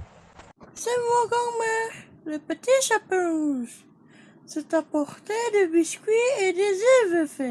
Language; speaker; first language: French; non-native, learner; Indonesian